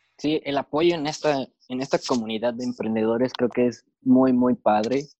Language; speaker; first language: Spanish; native; Spanish